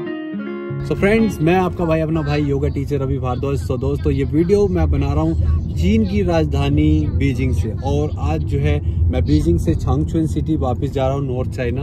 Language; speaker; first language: Hindi; native; Hindi